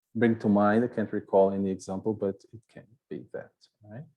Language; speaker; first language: English; non-native, fluent; Portuguese